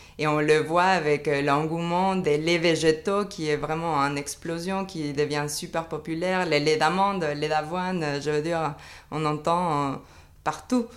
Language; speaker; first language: French; non-native, fluent; Spanish